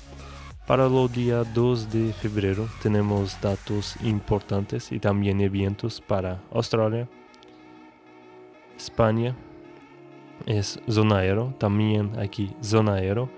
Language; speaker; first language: Spanish; non-native, learner; Portuguese